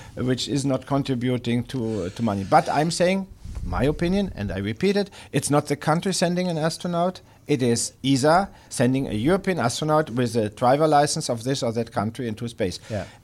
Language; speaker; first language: English; non-native, fluent; German